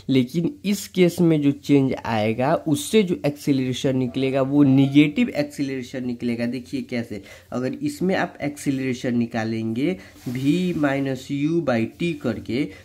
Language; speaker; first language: Hindi; native; Hindi